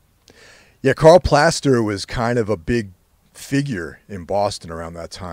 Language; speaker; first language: English; native; English